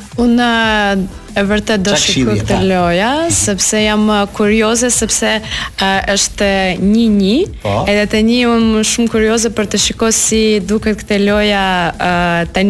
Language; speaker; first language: Albanian; non-native, learner; Belarusian